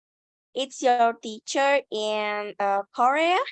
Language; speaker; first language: English; non-native, learner; Indonesian